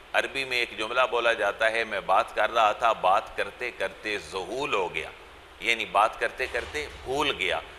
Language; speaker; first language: Urdu; non-native, local second language; Punjabi